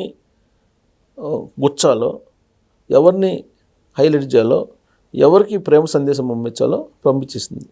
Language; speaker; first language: Telugu; native; Telugu